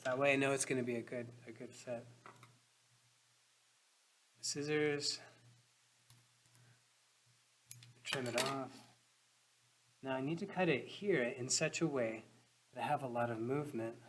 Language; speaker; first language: English; native; English